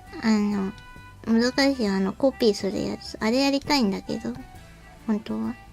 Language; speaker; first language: Japanese; native; Japanese